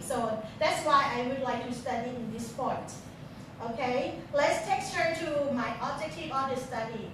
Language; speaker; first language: English; non-native, fluent; Thai